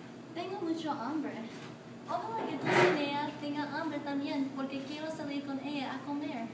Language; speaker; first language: Spanish; non-native, learner; English